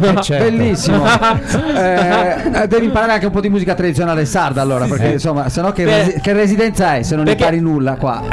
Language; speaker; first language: Italian; native; Italian